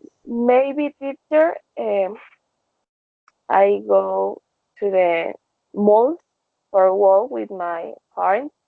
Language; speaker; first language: English; non-native, learner; Spanish